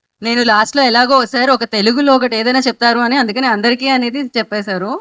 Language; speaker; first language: Telugu; native; Telugu